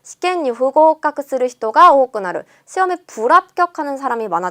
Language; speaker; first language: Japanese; non-native, fluent; Korean